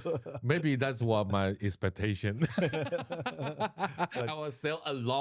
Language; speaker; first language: English; non-native, learner; Chinese